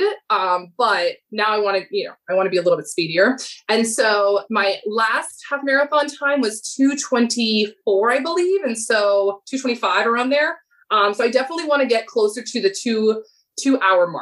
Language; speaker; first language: English; native; English